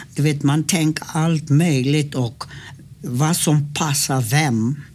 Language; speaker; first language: Swedish; non-native, fluent; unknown